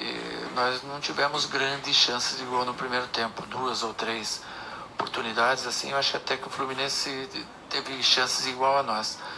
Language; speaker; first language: Portuguese; native; Portuguese